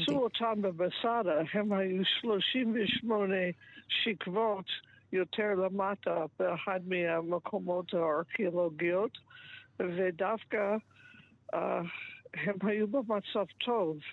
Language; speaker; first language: Hebrew; non-native, fluent; English